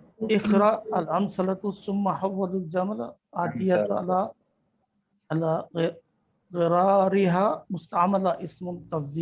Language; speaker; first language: Arabic; non-native, learner; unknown